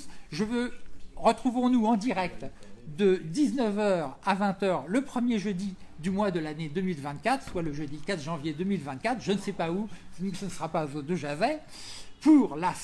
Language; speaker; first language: French; native; French